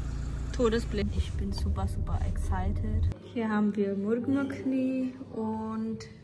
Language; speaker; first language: German; early bilingual, other home language; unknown